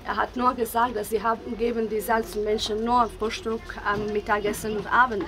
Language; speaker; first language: German; non-native, learner; Bosnian